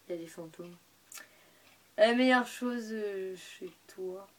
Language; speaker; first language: French; native; French